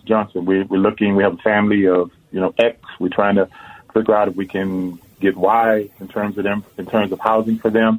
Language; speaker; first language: English; native; English